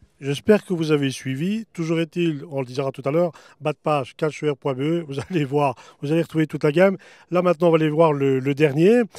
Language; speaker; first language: French; native; French